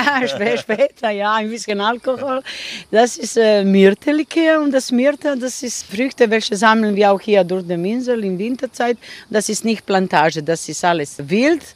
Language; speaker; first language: German; non-native, learner; Croatian